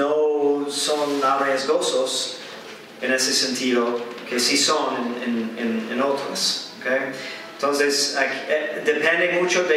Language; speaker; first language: Spanish; non-native, fluent; English